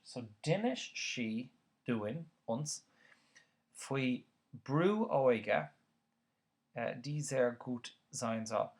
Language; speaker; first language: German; non-native, fluent; Irish